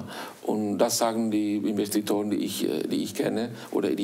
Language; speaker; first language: German; early bilingual, heritage; German